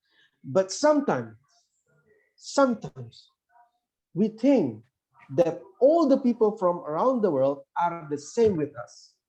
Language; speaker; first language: English; non-native, fluent; Indonesian